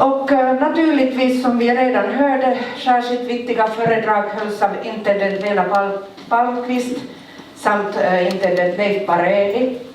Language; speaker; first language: Swedish; non-native, local second language; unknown